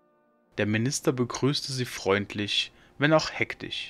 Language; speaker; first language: German; native; German